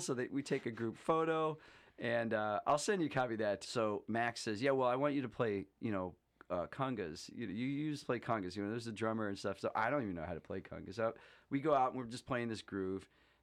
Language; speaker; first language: English; native; English